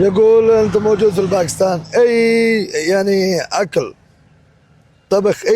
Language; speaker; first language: Arabic; non-native, learner; Punjabi